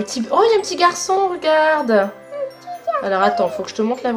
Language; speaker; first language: French; native; French